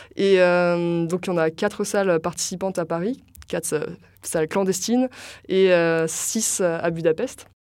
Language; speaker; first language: French; native; French